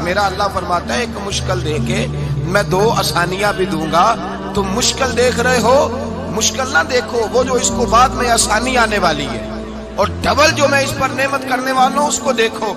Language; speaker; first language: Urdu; non-native, local second language; Punjabi